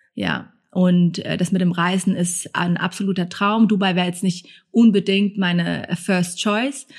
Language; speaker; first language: German; early bilingual, other home language; Thai